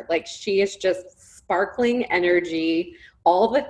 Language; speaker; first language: English; native; English